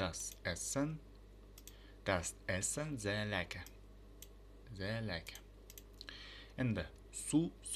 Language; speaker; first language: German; non-native, fluent; Uzbek